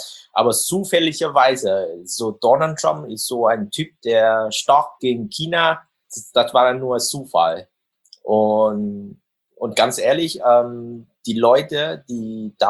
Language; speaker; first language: German; non-native, fluent; Vietnamese